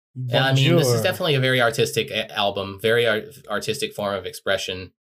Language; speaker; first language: English; native; English